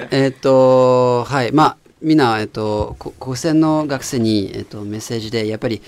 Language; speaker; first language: Japanese; non-native, fluent; French